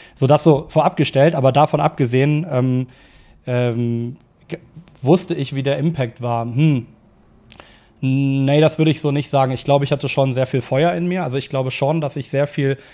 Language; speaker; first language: German; native; German